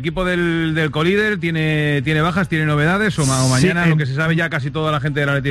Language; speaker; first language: Spanish; native; Spanish